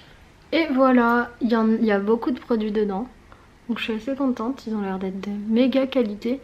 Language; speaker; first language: French; native; French